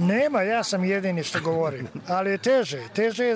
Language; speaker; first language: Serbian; early bilingual, heritage; Serbian